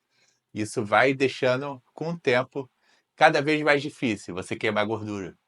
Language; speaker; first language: Portuguese; native; Portuguese